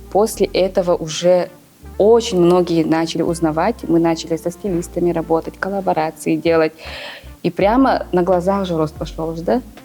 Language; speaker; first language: Russian; non-native, local second language; Yakut